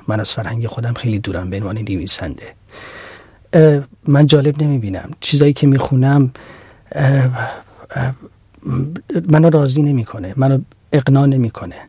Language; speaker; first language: Persian; non-native, local second language; Central Kurdish